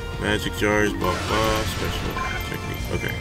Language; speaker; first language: English; native; English